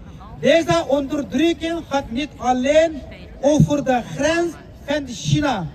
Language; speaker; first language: Dutch; non-native, fluent; Uyghur